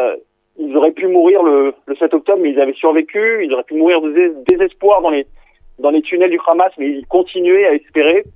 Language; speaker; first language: French; native; French